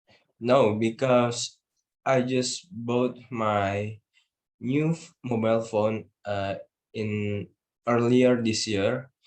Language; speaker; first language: English; non-native, learner; Indonesian